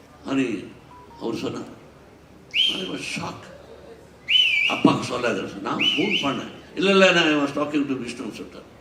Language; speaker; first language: Tamil; non-native, learner; Telugu